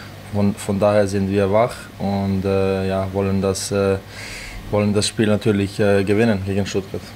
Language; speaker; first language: German; non-native, fluent; Serbian